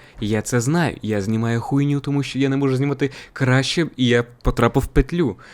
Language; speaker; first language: Ukrainian; non-native, local second language; Russian